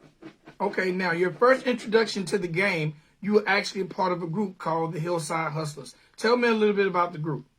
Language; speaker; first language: English; native; English